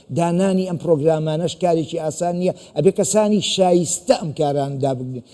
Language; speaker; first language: Central Kurdish; native; Central Kurdish